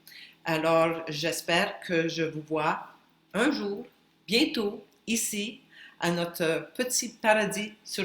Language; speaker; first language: French; non-native, fluent; Spanish